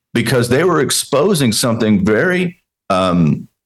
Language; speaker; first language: English; native; English